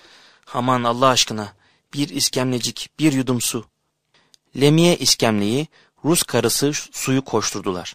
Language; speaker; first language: Turkish; native; Turkish